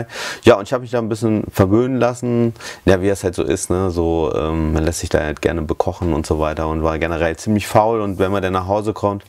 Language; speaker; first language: German; native; German